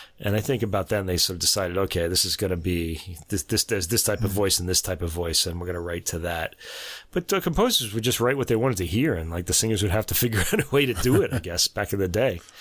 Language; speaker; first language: English; native; English